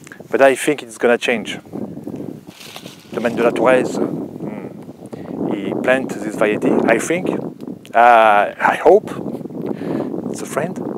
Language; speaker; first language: English; non-native, learner; French